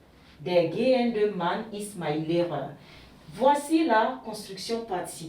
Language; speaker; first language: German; non-native, fluent; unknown